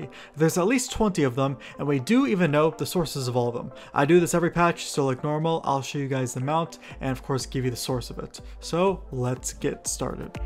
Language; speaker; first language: English; native; English